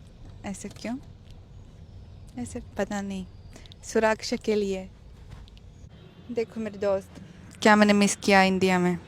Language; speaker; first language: Hindi; non-native, fluent; Russian